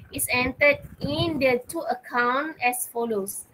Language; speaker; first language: English; non-native, local second language; Malay